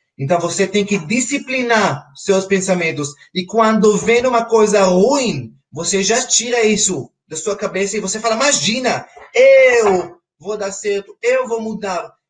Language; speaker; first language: Portuguese; non-native, fluent; Hebrew